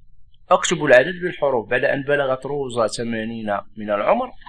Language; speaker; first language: Arabic; native; Arabic